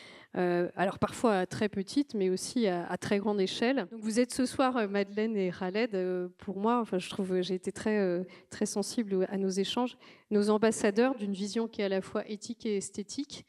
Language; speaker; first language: French; native; French